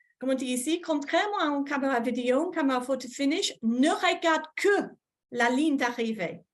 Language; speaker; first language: French; non-native, fluent; English